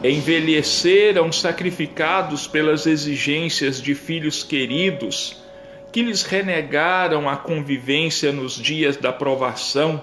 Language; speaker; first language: Portuguese; native; Portuguese